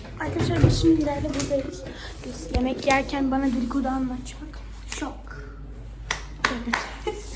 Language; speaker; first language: Turkish; early bilingual, heritage; Turkish